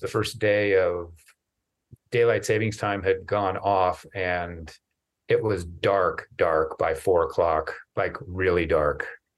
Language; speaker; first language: English; native; English